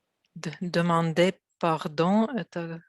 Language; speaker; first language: French; non-native, learner; Russian